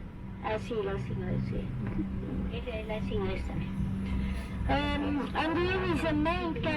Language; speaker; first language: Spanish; non-native, learner; Portuguese